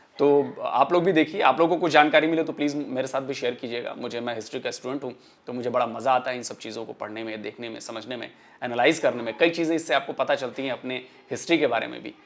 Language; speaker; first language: Hindi; native; Hindi